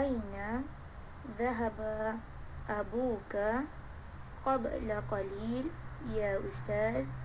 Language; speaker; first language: Arabic; non-native, learner; Malay